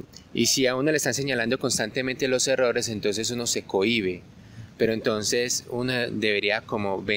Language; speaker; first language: Spanish; native; Spanish